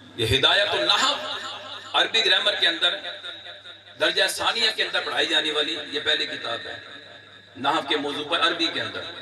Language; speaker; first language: Urdu; non-native, local second language; Pashto